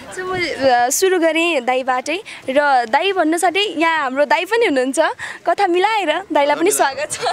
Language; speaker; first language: Nepali; native; Nepali